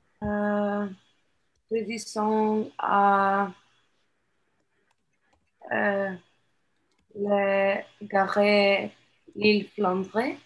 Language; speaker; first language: French; non-native, learner; English